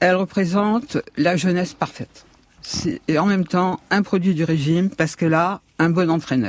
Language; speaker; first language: French; native; French